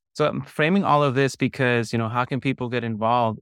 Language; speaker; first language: English; early bilingual, other home language; Spanish